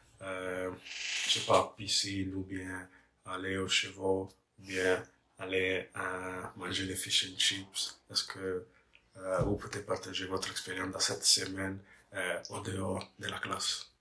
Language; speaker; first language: French; non-native, learner; English